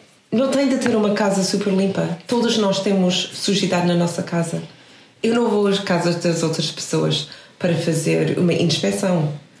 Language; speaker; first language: Portuguese; non-native, fluent; English